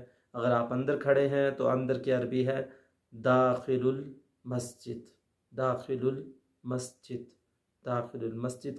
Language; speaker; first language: Urdu; native; Urdu